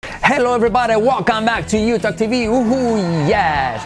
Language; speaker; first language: English; non-native, fluent; Spanish